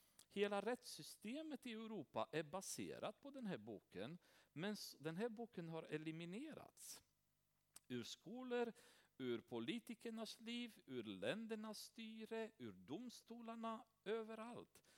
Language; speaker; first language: Swedish; non-native, fluent; Romanian